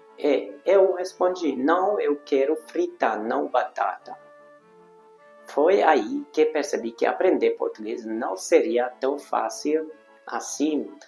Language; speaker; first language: Portuguese; non-native, fluent; Hungarian